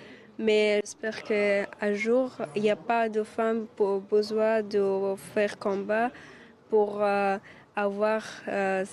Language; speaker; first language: French; non-native, learner; Persian